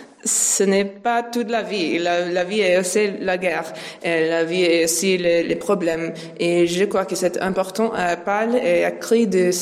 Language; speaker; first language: French; non-native, learner; English